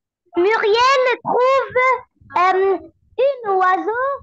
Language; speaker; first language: French; non-native, learner; Arabic